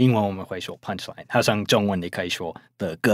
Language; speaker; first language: Chinese; non-native, fluent; English